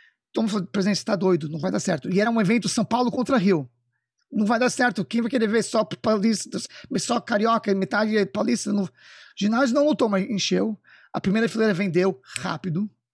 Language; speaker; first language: Portuguese; non-native, fluent; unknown